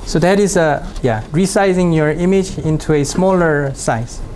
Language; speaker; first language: English; non-native, fluent; Korean